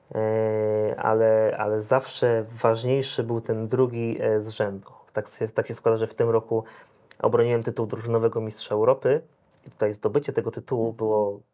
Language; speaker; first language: Polish; native; Polish